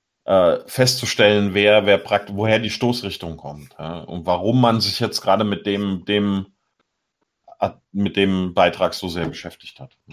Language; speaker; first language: German; native; German